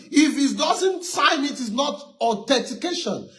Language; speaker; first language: English; non-native, local second language; Yoruba